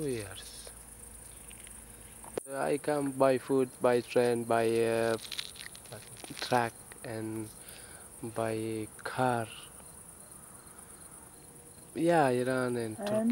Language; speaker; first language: English; non-native, learner; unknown